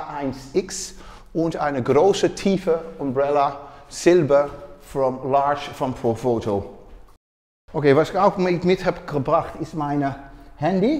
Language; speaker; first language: German; non-native, learner; Dutch